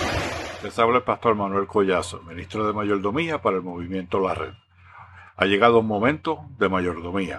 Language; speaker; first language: Spanish; native; Spanish